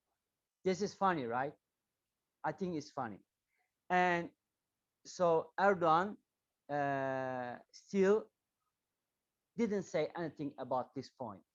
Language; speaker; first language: English; non-native, learner; Turkish